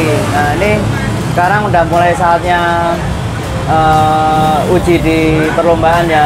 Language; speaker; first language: Indonesian; native; Indonesian